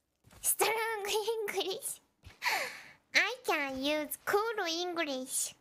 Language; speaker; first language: English; non-native, learner; Japanese